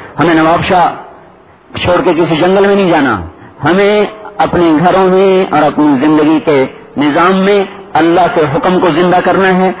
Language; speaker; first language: Urdu; non-native, local second language; Saraiki